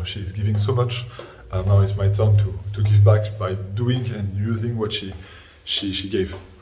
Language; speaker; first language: English; non-native, fluent; French